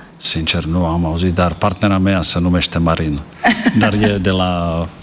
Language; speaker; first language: Romanian; non-native, learner; Czech